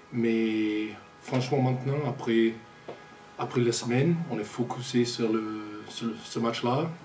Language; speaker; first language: French; non-native, fluent; English